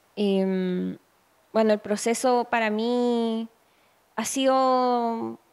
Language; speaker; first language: Spanish; native; Spanish